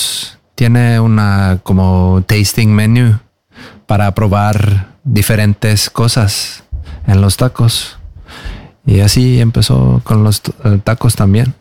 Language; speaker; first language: Spanish; non-native, learner; Norwegian